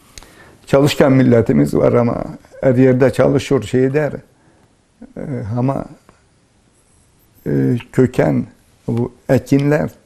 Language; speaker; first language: Turkish; early bilingual, heritage; Turkish